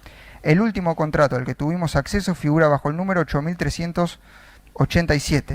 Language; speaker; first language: Spanish; native; Spanish